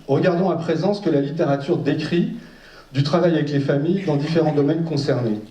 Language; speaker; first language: French; native; French